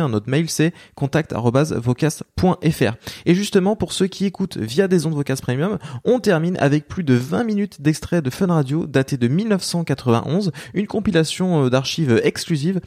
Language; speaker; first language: French; native; French